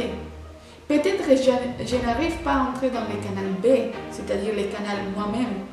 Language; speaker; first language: French; non-native, fluent; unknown